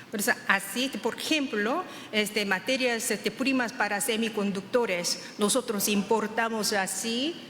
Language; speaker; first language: Spanish; non-native, fluent; Korean